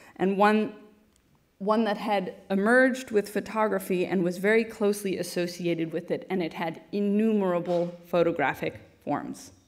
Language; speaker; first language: English; native; English